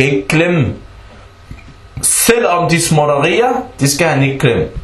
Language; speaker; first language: Danish; early bilingual, other home language; Arabic